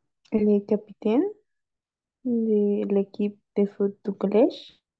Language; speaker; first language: French; non-native, learner; Spanish